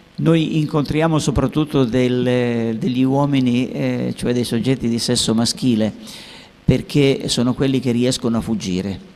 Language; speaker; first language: Italian; native; Italian